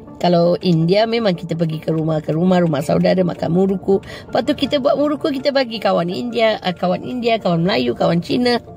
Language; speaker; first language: Malay; non-native, local second language; Tamil